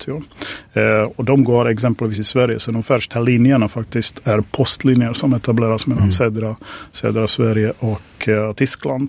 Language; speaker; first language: Swedish; non-native, fluent; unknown